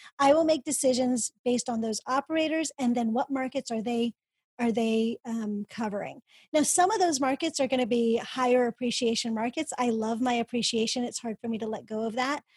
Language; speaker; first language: English; early bilingual, other home language; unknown